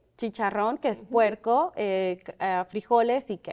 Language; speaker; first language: Spanish; early bilingual, other home language; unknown